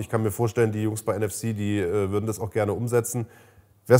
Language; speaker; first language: German; native; German